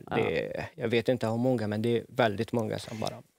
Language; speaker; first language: Swedish; non-native, fluent; Arabic